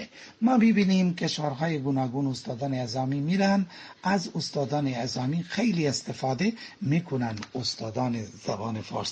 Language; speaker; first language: Persian; non-native, fluent; Bangla